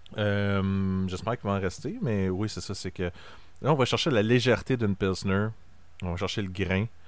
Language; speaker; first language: French; native; French